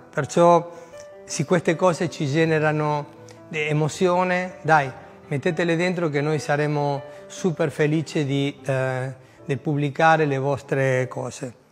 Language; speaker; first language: Italian; non-native, fluent; Spanish